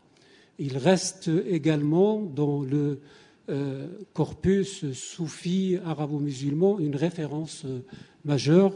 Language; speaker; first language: French; native; French